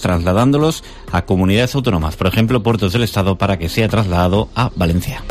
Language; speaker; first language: Spanish; native; Spanish